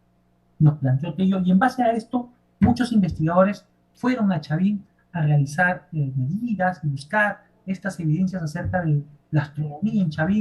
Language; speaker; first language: Spanish; native; Spanish